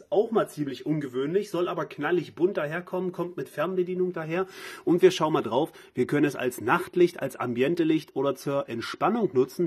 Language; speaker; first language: German; native; German